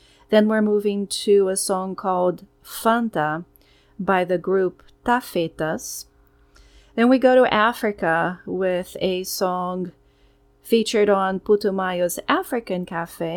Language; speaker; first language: English; non-native, fluent; Portuguese